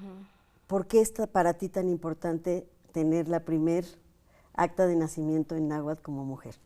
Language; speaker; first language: Spanish; native; Spanish